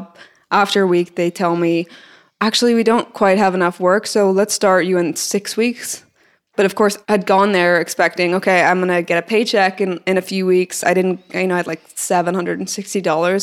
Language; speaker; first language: English; native; English